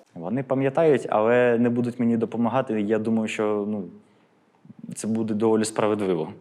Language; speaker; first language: Ukrainian; native; Ukrainian